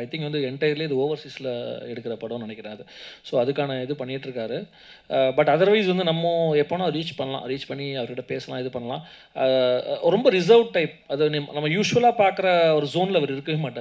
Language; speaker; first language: Tamil; native; Tamil